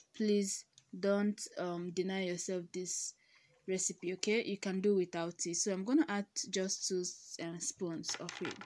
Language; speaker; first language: English; non-native, local second language; Igbo